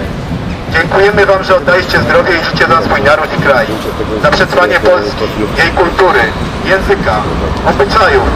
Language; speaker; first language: Polish; native; Polish